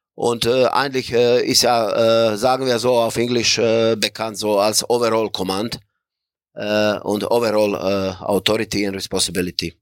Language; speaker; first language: German; non-native, fluent; Croatian